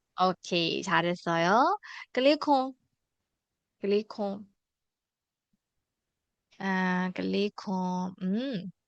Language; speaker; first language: Korean; non-native, fluent; Burmese